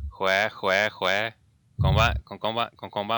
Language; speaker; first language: Vietnamese; non-native, learner; English